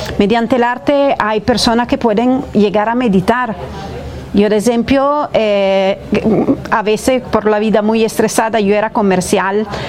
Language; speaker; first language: Spanish; non-native, fluent; Italian